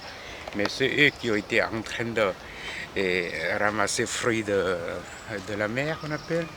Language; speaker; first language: French; non-native, fluent; Korean